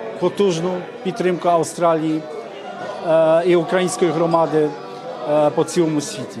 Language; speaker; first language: Ukrainian; non-native, fluent; Polish